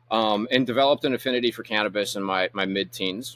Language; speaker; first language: English; native; English